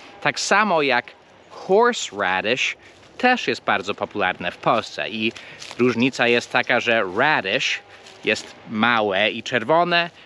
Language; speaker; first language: Polish; non-native, fluent; English